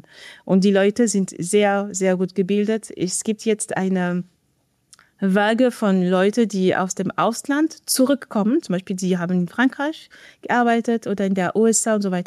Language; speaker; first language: German; non-native, fluent; French